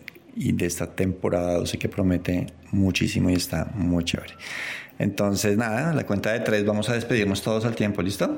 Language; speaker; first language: Spanish; native; Spanish